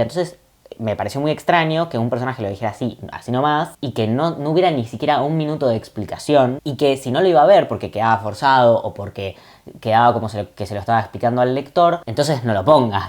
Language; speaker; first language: Spanish; native; Spanish